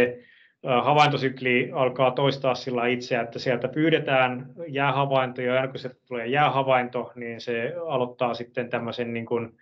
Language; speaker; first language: Finnish; native; Finnish